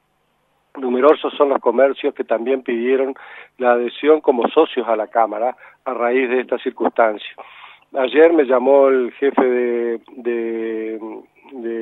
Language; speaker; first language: Spanish; native; Spanish